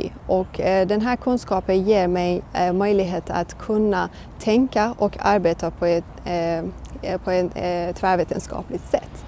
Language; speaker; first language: Swedish; non-native, fluent; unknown